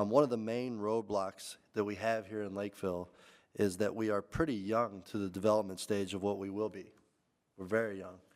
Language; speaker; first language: English; native; English